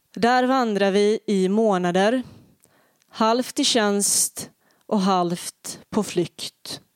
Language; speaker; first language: Swedish; early bilingual, other home language; Bosnian